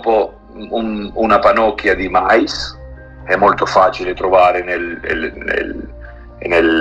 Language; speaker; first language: Italian; non-native, learner; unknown